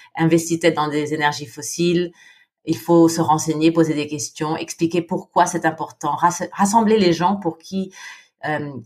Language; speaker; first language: French; non-native, fluent; Filipino